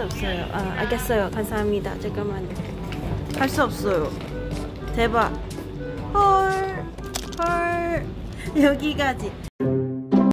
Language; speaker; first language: Korean; non-native, learner; Cantonese